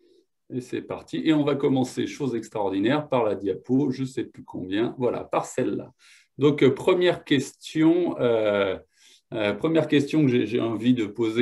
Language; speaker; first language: French; native; French